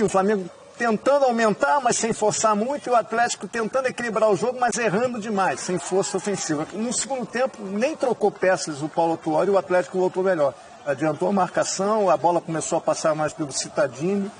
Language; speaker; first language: Portuguese; native; Portuguese